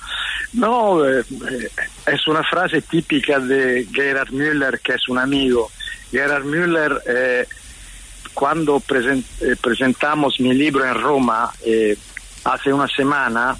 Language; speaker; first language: Spanish; non-native, fluent; Italian